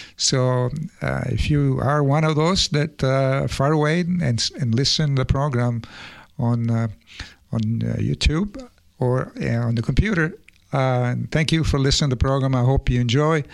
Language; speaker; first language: English; non-native, fluent; Italian